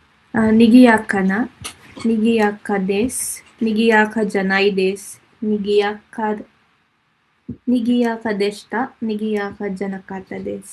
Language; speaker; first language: Japanese; non-native, learner; Filipino